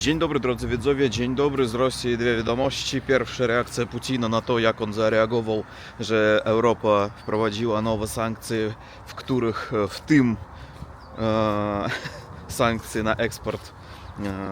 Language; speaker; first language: Polish; non-native, learner; Russian